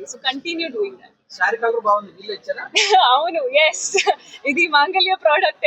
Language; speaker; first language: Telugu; non-native, fluent; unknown